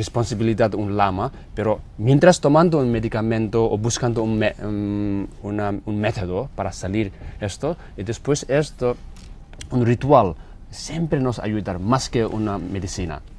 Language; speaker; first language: Spanish; non-native, learner; Tibetan